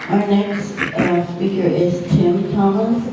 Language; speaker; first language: English; native; English